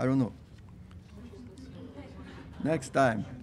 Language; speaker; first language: English; non-native, fluent; Portuguese